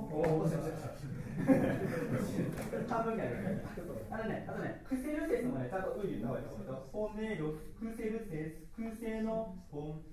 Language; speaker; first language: Japanese; native; Japanese